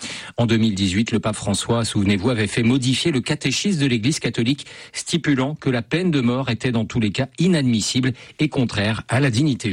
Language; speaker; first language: French; native; French